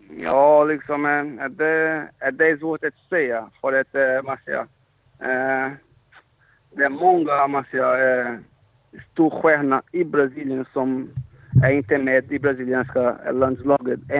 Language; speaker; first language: Swedish; non-native, fluent; Portuguese